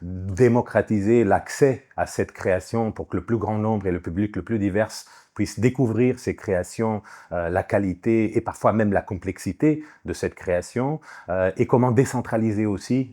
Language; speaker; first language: French; non-native, fluent; Portuguese